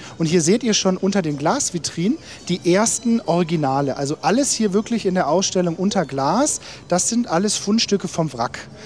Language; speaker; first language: German; native; German